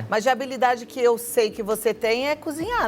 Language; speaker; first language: Portuguese; native; Portuguese